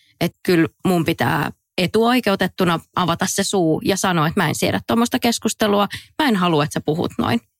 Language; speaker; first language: Finnish; native; Finnish